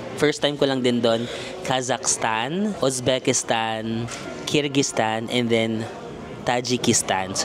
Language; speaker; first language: Filipino; non-native, local second language; Cebuano